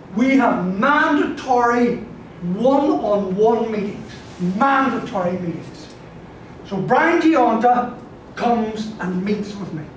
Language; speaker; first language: English; native; English